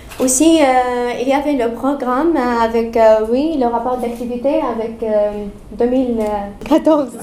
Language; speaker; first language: French; non-native, learner; Arabic